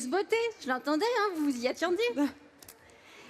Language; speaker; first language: French; native; French